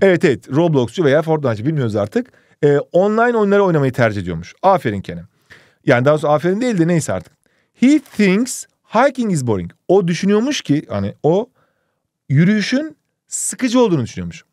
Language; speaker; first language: Turkish; native; Turkish